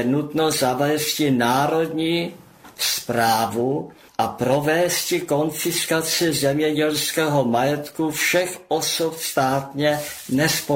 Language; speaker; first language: Czech; non-native, local second language; German